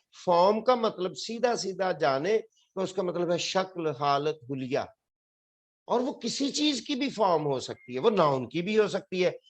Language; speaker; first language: Urdu; non-native, local second language; Punjabi